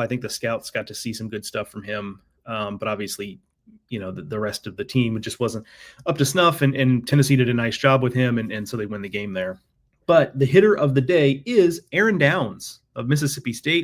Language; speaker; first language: English; native; English